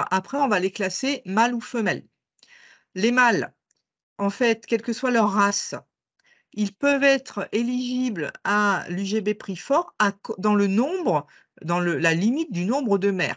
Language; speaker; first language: French; native; French